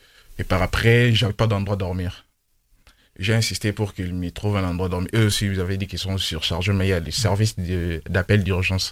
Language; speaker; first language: French; non-native, local second language; Lingala